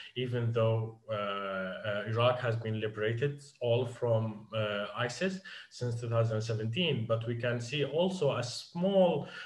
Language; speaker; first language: English; non-native, fluent; Arabic